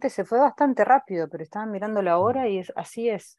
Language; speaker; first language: Spanish; native; Spanish